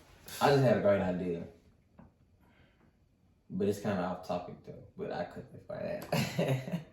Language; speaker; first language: English; native; English